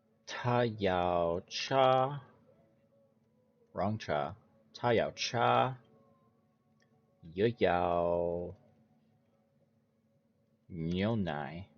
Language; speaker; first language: Chinese; non-native, learner; English